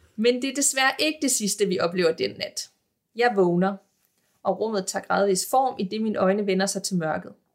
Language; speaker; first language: Danish; native; Danish